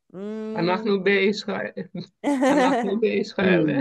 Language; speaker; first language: Hebrew; non-native, learner; Dutch